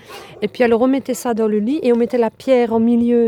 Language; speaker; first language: French; early bilingual, other home language; Italian